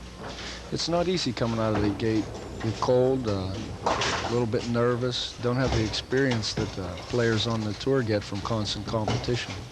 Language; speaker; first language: English; native; English